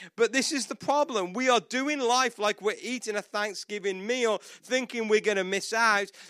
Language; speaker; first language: English; native; English